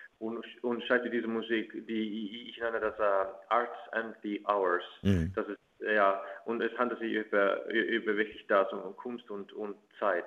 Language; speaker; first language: German; non-native, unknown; Icelandic